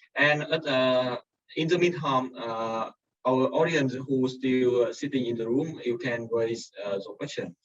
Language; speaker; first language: English; non-native, fluent; Vietnamese